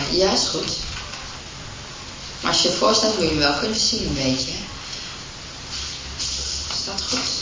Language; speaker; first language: Dutch; native; Dutch